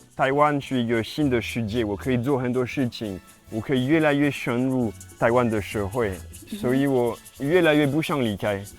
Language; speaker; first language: Chinese; non-native, fluent; French